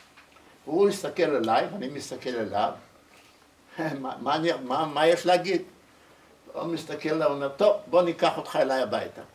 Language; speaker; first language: Hebrew; early bilingual, other home language; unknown